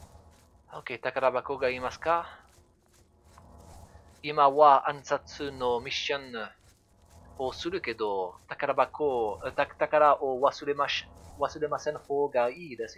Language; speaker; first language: Japanese; non-native, learner; French